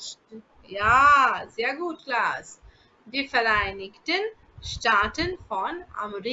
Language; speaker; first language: German; non-native, fluent; Bangla